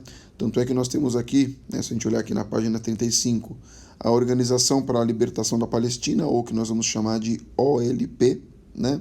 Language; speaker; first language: Portuguese; native; Portuguese